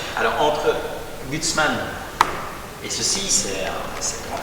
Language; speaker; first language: French; native; French